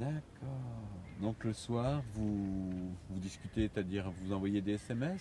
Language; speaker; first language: French; native; French